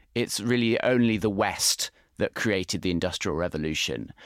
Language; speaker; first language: English; native; English